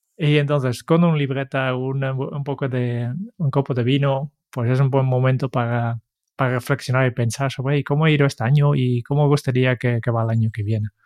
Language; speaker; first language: Spanish; non-native, fluent; Dutch